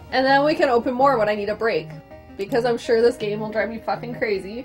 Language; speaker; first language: English; native; English